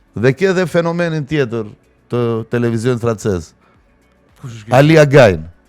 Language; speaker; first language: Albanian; native; Albanian